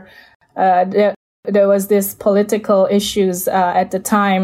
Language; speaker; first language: English; non-native, fluent; Indonesian